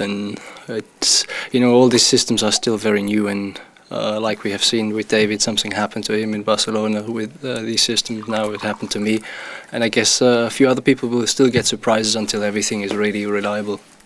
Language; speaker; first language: English; non-native, fluent; German